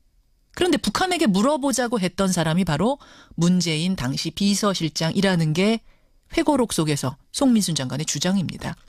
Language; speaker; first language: Korean; native; Korean